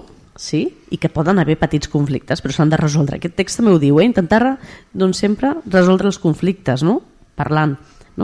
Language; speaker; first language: Catalan; native; Catalan